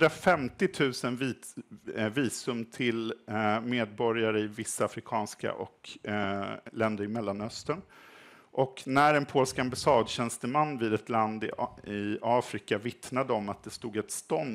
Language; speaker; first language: Swedish; native; Swedish